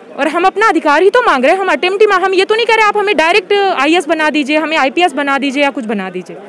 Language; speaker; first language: Hindi; native; Hindi